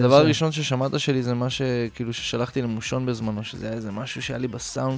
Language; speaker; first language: Hebrew; native; Hebrew